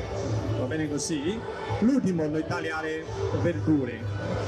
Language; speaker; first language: Italian; non-native, learner; Chinese